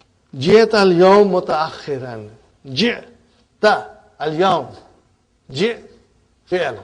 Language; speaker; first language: Arabic; non-native, fluent; Urdu